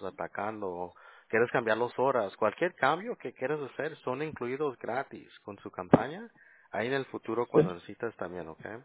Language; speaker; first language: Spanish; early bilingual, heritage; Spanish